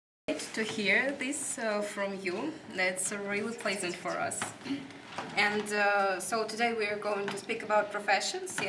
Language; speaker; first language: English; non-native, learner; Russian